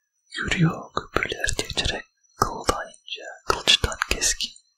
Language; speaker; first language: Turkish; non-native, fluent; English